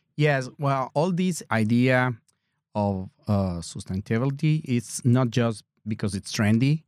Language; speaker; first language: English; non-native, learner; Spanish